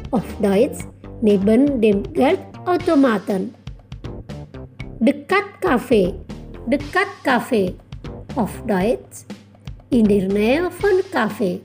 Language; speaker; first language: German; non-native, fluent; Indonesian